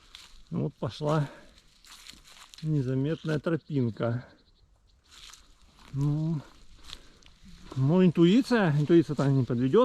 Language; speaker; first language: Russian; native; Russian